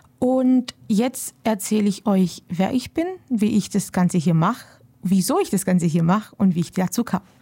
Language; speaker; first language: German; early bilingual, other home language; Romanian